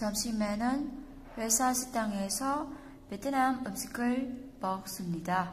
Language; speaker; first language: Korean; non-native, fluent; Vietnamese